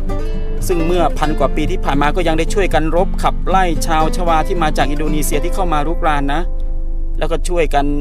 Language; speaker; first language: Thai; native; Thai